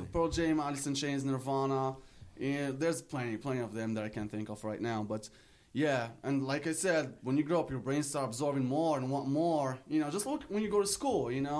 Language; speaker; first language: English; non-native, fluent; Arabic